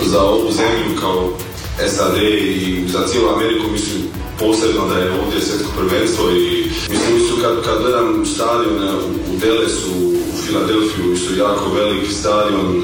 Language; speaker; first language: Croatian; early bilingual, heritage; Croatian